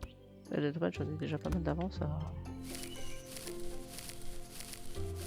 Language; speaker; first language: French; native; French